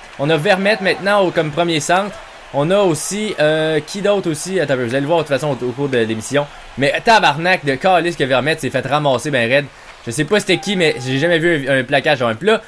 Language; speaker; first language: French; native; French